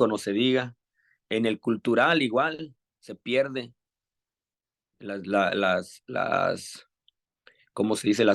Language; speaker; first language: Spanish; native; Spanish